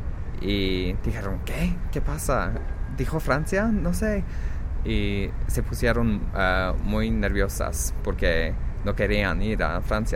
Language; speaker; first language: Spanish; non-native, fluent; English